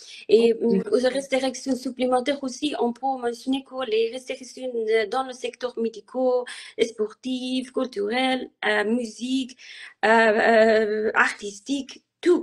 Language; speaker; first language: French; non-native, learner; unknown